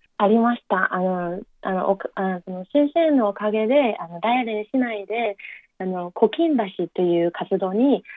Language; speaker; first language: Japanese; non-native, learner; Chinese